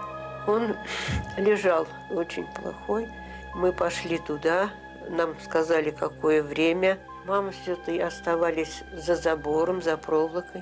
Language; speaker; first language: Russian; native; Russian